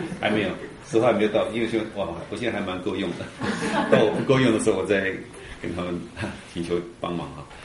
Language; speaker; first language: Chinese; early bilingual, heritage; Chinese